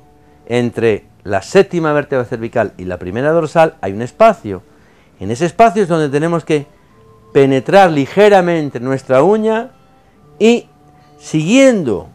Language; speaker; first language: Spanish; native; Spanish